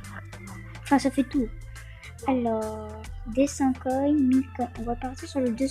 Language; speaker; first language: French; native; French